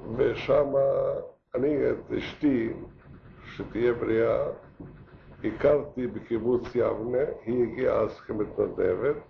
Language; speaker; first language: Hebrew; non-native, fluent; Yiddish